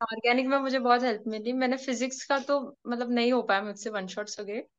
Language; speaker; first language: Hindi; non-native, local second language; Marathi